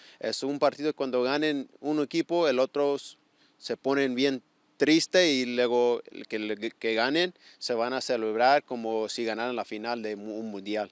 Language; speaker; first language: Spanish; early bilingual, heritage; Spanish